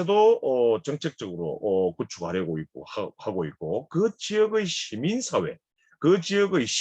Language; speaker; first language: Korean; native; Korean